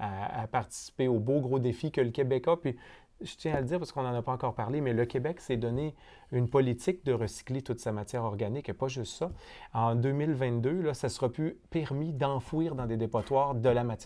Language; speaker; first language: French; native; French